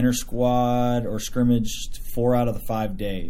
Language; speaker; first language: English; native; English